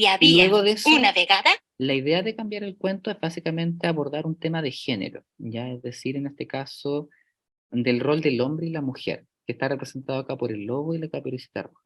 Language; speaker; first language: Spanish; native; Spanish